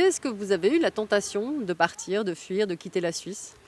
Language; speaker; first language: French; native; French